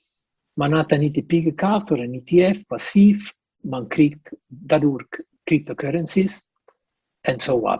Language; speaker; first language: German; non-native, local second language; Italian